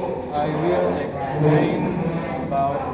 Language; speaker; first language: English; non-native, learner; Indonesian